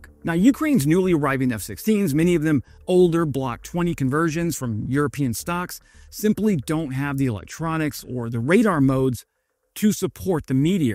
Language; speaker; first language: English; native; English